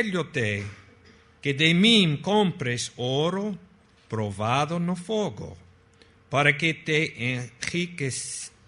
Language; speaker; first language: Portuguese; non-native, fluent; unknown